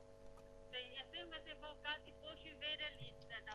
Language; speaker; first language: Portuguese; non-native, learner; Chinese